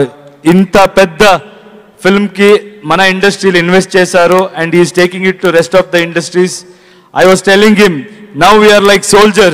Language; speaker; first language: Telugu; non-native, learner; Kannada